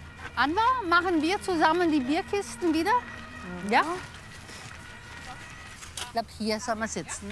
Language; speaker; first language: German; native; German